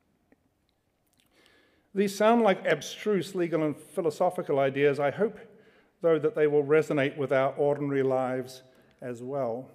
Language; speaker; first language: English; native; English